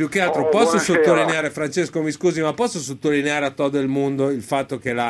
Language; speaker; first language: Italian; native; Italian